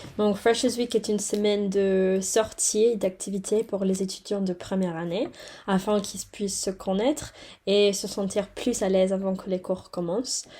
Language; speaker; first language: French; non-native, fluent; English